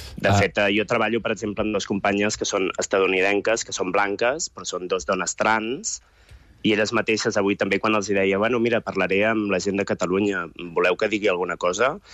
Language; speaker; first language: Catalan; native; Catalan